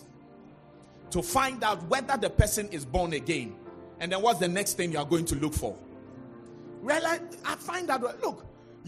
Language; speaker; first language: English; non-native, local second language; Ga